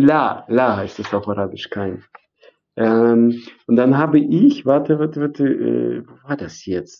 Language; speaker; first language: German; non-native, fluent; Arabic